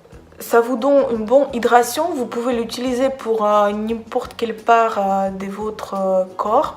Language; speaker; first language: French; non-native, fluent; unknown